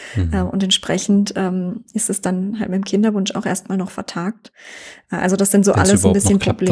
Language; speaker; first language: German; native; German